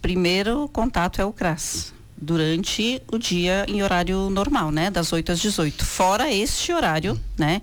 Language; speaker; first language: Portuguese; native; Portuguese